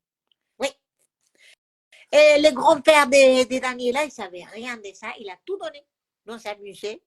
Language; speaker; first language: French; non-native, fluent; Spanish